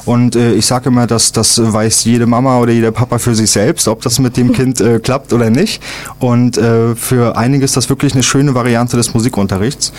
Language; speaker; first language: German; native; German